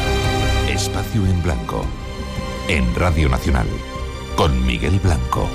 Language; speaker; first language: Spanish; native; Spanish